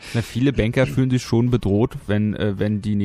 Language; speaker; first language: German; native; German